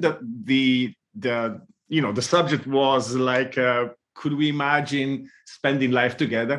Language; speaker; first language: English; non-native, fluent; Italian